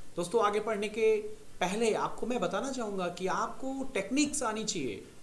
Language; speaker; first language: Hindi; native; Hindi